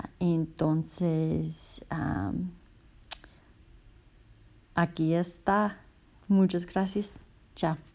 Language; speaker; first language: Spanish; non-native, learner; English